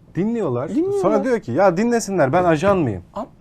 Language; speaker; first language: Turkish; native; Turkish